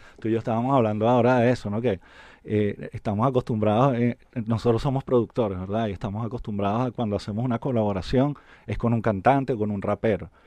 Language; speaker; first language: Spanish; native; Spanish